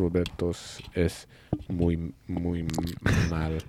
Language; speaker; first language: Spanish; non-native, learner; English